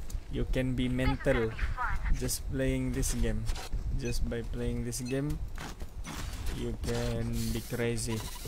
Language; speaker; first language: English; non-native, local second language; Malay